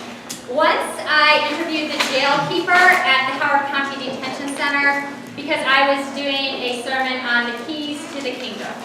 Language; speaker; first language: English; native; English